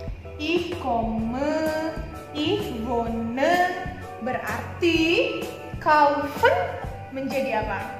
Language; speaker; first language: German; non-native, fluent; Indonesian